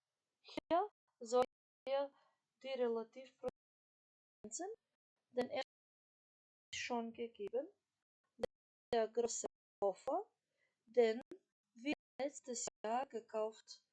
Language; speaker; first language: German; non-native, fluent; Macedonian